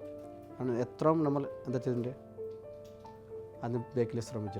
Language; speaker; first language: Malayalam; non-native, local second language; Assamese